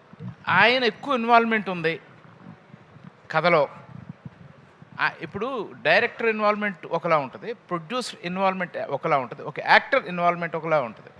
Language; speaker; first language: Telugu; native; Telugu